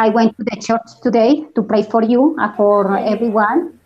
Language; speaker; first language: English; non-native, learner; Spanish